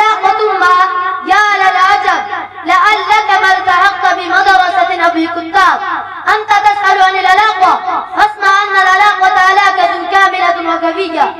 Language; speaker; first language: Arabic; non-native, learner; Urdu